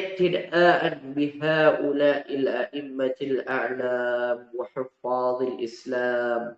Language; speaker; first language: Arabic; non-native, fluent; Indonesian